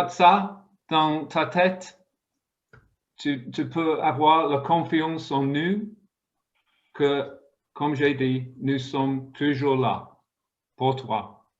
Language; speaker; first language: French; non-native, fluent; English